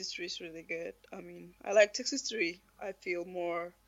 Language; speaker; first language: English; non-native, fluent; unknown